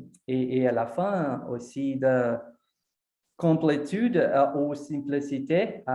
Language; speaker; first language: French; non-native, fluent; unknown